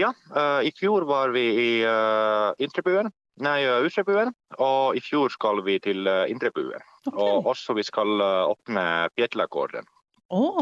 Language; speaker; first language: Norwegian; non-native, fluent; Finnish